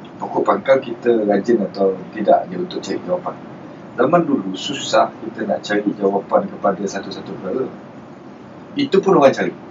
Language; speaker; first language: Malay; native; Malay